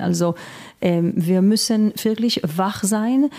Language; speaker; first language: German; non-native, fluent; Hebrew